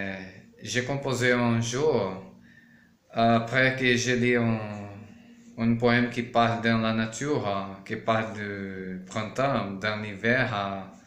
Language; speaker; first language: French; non-native, learner; Portuguese